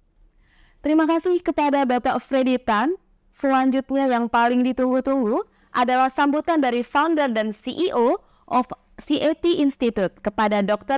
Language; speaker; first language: Indonesian; native; Indonesian